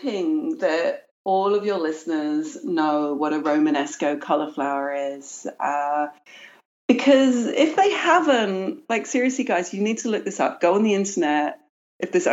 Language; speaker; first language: English; native; English